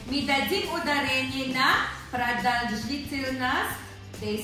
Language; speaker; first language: Russian; non-native, learner; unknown